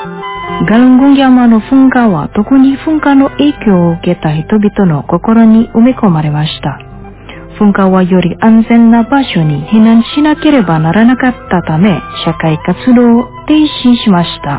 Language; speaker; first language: Japanese; non-native, fluent; Indonesian